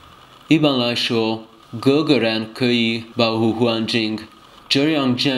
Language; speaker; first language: Chinese; non-native, learner; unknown